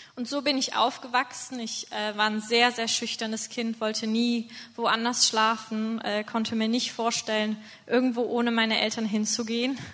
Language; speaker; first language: German; native; German